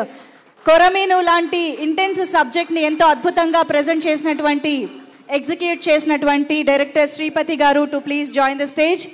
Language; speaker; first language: Telugu; native; Telugu